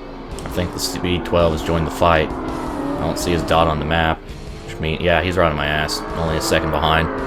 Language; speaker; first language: English; native; English